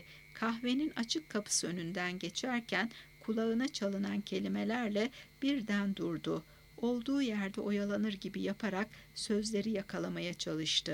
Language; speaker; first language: Turkish; native; Turkish